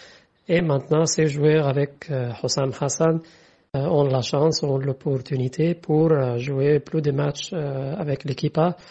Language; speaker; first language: French; non-native, fluent; Arabic